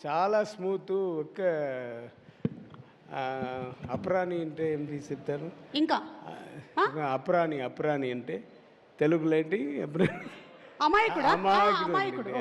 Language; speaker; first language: Telugu; non-native, learner; Tamil